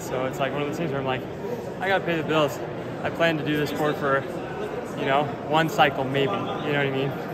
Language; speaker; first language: English; early bilingual, other home language; German